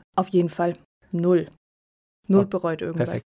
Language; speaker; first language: German; early bilingual, other home language; Spanish